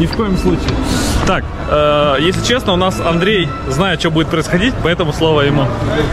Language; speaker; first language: Russian; native; Russian